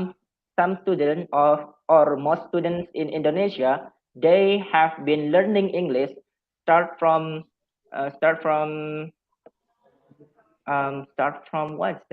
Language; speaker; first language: English; non-native, fluent; Javanese